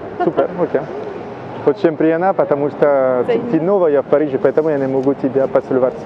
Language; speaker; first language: Russian; non-native, learner; French